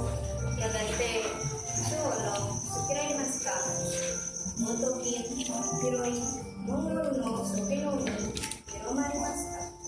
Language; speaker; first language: Japanese; non-native, learner; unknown